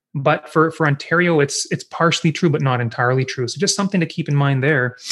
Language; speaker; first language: English; native; English